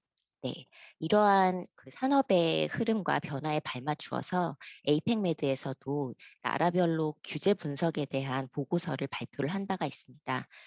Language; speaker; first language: Korean; native; Korean